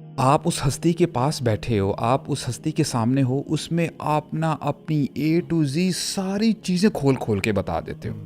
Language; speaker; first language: Urdu; native; Urdu